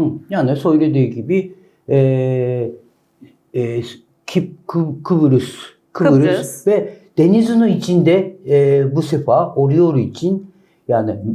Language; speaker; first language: Turkish; non-native, learner; Japanese